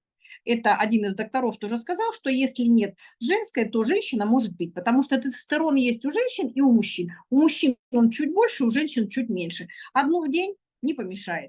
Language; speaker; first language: Russian; native; Russian